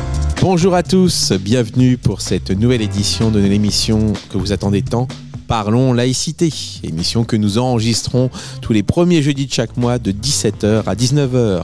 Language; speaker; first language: French; native; French